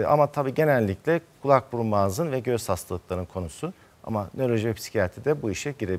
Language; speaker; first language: Turkish; native; Turkish